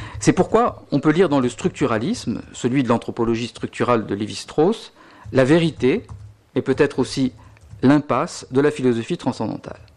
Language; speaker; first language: French; native; French